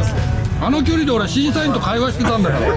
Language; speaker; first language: Japanese; native; Japanese